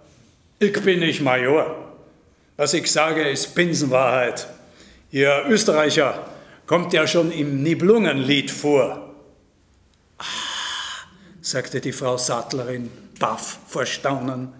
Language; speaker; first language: German; native; German